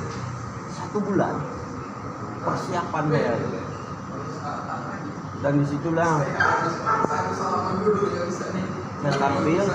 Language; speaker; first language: Indonesian; native; Indonesian